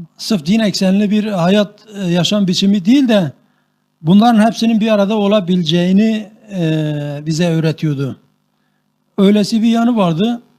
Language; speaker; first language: Turkish; non-native, local second language; Kurdish